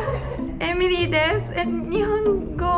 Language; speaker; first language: Japanese; non-native, learner; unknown